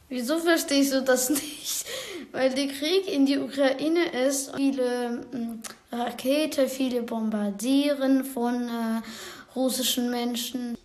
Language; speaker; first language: German; non-native, learner; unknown